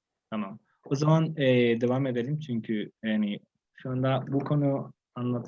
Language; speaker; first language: Turkish; non-native, fluent; Spanish